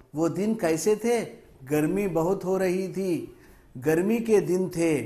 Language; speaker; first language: Hindi; non-native, local second language; Telugu